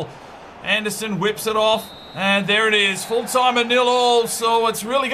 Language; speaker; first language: English; native; English